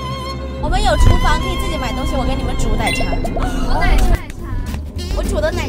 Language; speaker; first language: Chinese; native; Chinese